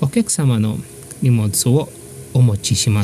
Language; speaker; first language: Japanese; non-native, fluent; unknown